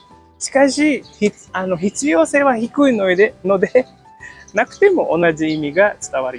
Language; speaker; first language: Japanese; non-native, fluent; Indonesian